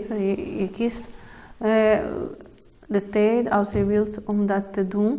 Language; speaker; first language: Dutch; non-native, fluent; Portuguese